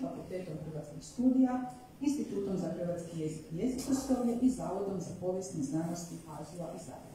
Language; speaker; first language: Croatian; native; Croatian